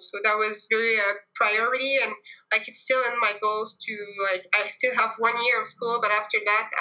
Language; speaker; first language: English; non-native, fluent; French